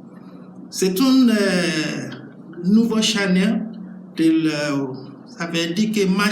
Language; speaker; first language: French; non-native, learner; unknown